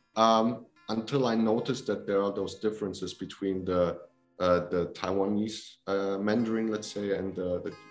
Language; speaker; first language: English; non-native, fluent; Polish